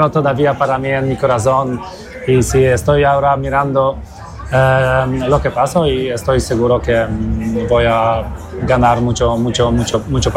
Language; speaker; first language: Spanish; non-native, learner; Polish